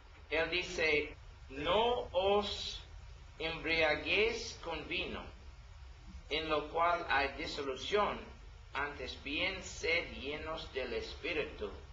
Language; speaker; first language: Spanish; non-native, learner; English